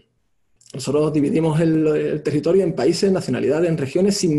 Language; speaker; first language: Spanish; native; Spanish